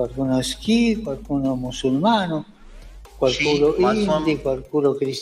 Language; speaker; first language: Italian; non-native, fluent; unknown